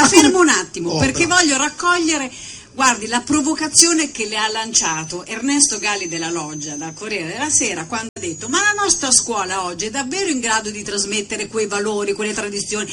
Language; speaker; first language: Italian; native; Italian